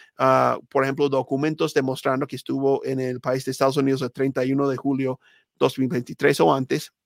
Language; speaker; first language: Spanish; non-native, fluent; English